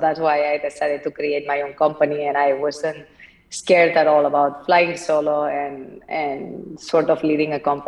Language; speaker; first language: English; non-native, fluent; Spanish